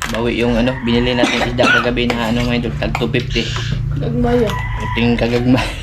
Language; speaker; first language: Filipino; non-native, local second language; Cebuano